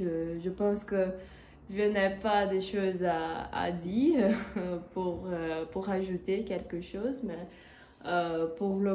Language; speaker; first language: French; non-native, learner; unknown